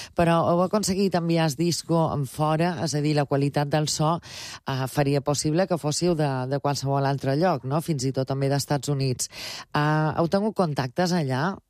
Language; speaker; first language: Catalan; native; Catalan